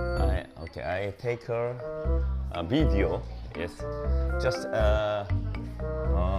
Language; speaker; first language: English; non-native, learner; Korean